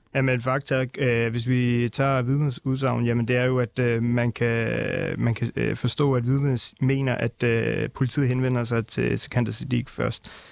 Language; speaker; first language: Danish; early bilingual, other home language; Punjabi